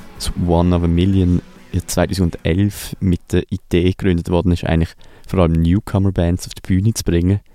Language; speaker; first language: German; native; German